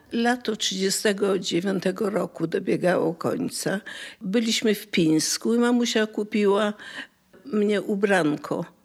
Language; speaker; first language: Polish; native; Polish